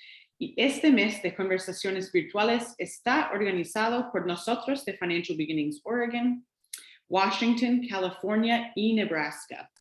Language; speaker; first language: Spanish; non-native, fluent; English